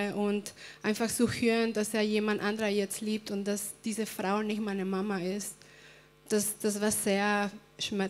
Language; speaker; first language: German; non-native, fluent; Spanish